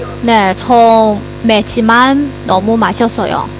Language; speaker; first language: Korean; non-native, learner; Chinese